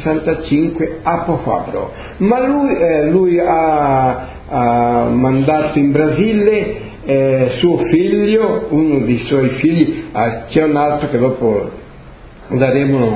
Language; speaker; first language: Italian; early bilingual, heritage; Portuguese